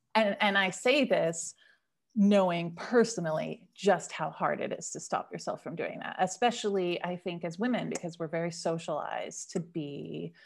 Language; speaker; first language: English; native; English